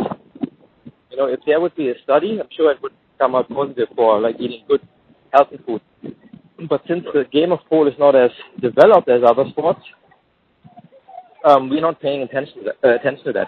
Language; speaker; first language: English; native; English